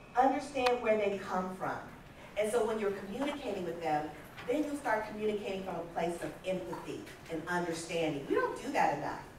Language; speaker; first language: English; native; English